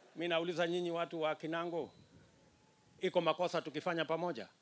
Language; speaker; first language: Swahili; native; Swahili